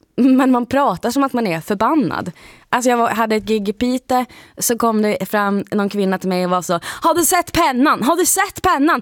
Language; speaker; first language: Swedish; native; Swedish